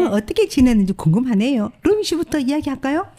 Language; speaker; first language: Korean; native; Korean